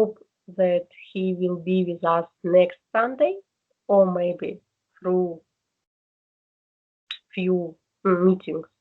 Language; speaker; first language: English; non-native, learner; Russian